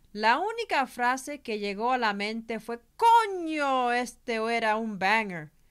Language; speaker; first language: Spanish; early bilingual, heritage; Spanish